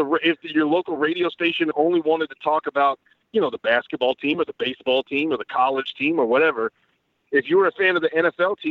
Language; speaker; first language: English; native; English